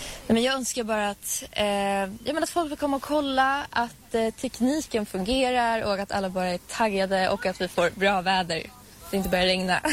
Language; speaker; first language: Swedish; native; Swedish